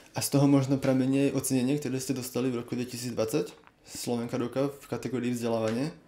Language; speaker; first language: Slovak; native; Slovak